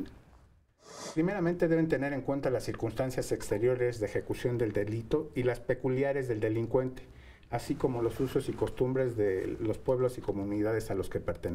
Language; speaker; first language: Spanish; native; Spanish